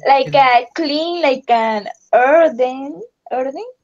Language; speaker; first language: English; non-native, learner; Spanish